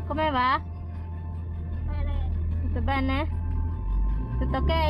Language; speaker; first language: Italian; non-native, fluent; Indonesian